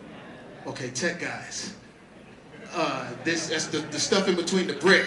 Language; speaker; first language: English; native; English